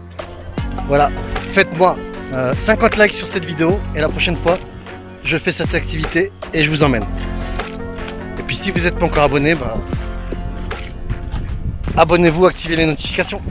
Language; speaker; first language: French; native; French